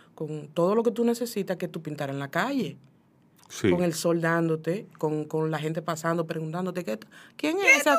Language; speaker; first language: Spanish; native; Spanish